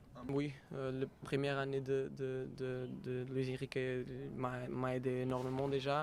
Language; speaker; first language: French; non-native, fluent; Portuguese